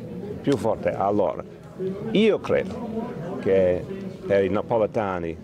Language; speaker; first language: Italian; non-native, learner; English